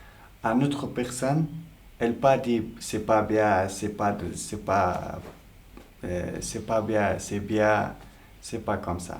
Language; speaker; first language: French; non-native, learner; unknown